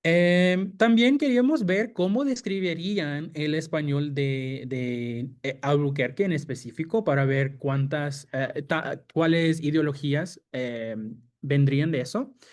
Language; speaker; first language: Spanish; non-native, fluent; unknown